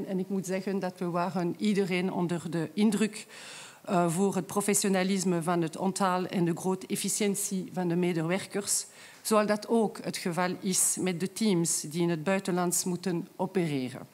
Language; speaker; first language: Dutch; non-native, local second language; French